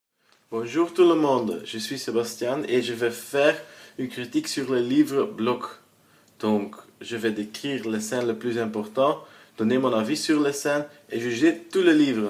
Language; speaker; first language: French; non-native, learner; Dutch